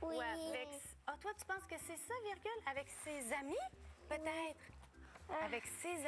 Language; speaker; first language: French; native; French